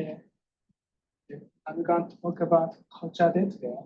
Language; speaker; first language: English; non-native, fluent; Japanese